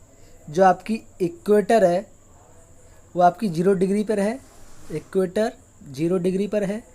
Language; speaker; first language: Hindi; native; Hindi